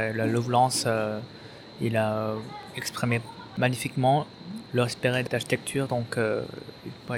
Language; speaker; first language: French; non-native, fluent; Chinese